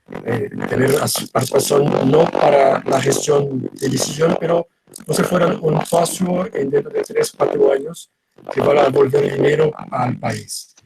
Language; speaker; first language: Spanish; non-native, fluent; Portuguese